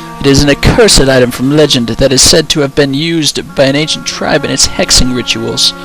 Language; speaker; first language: English; native; English